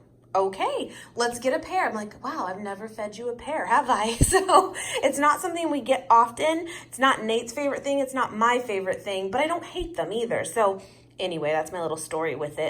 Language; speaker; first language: English; native; English